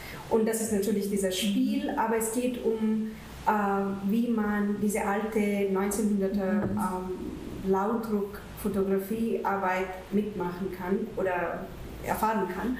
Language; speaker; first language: German; non-native, fluent; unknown